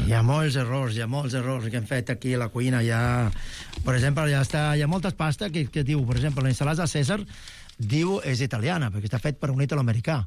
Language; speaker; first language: Catalan; non-native, fluent; Italian